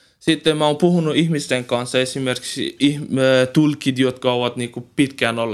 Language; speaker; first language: Finnish; non-native, learner; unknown